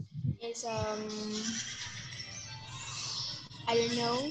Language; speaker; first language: English; non-native, learner; Vietnamese